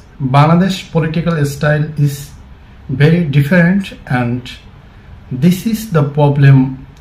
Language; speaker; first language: English; non-native, learner; Bangla